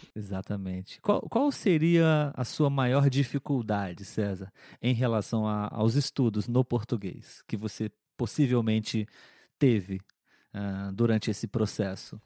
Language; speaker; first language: Portuguese; native; Portuguese